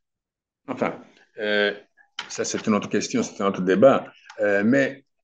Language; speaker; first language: French; non-native, fluent; Turkish